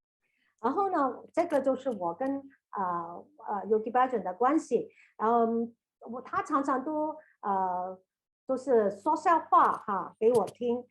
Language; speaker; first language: Chinese; native; Chinese